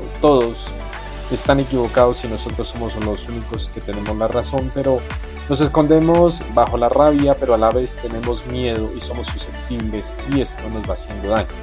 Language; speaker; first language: Spanish; native; Spanish